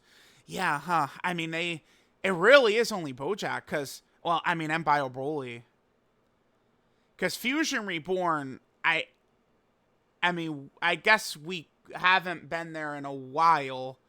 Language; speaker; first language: English; native; English